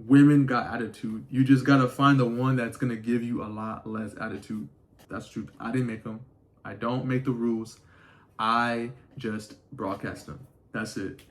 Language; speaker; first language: English; native; English